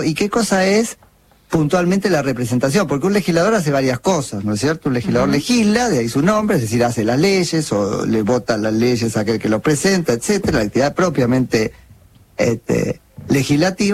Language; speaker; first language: Spanish; native; Spanish